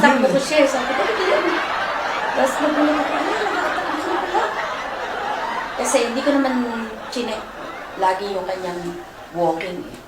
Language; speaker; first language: Filipino; native; Filipino